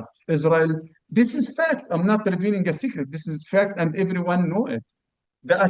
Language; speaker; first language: English; non-native, fluent; Arabic